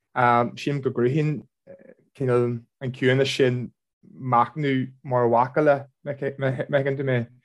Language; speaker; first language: Irish; non-native, local second language; English